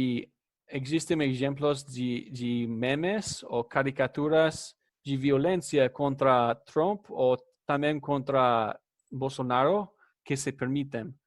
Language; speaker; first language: Spanish; non-native, fluent; English